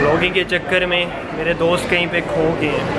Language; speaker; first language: Urdu; native; Urdu